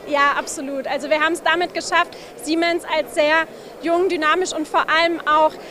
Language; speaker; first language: German; native; German